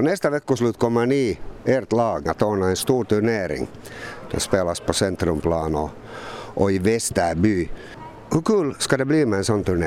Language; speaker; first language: Swedish; native; Swedish